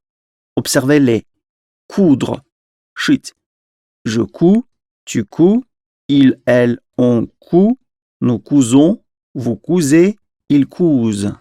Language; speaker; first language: French; non-native, fluent; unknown